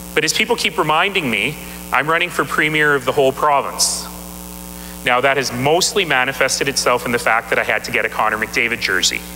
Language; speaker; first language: English; native; English